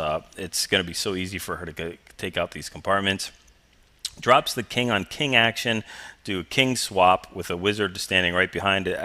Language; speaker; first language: English; native; English